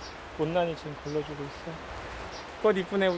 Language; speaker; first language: Korean; native; Korean